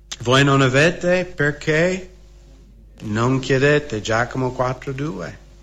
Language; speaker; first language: Italian; non-native, fluent; English